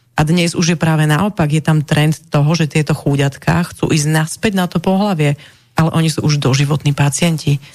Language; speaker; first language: Slovak; native; Slovak